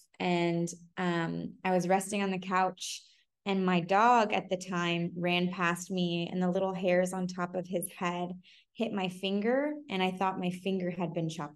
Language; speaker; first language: English; native; English